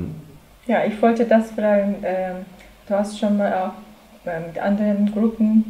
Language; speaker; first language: German; non-native, learner; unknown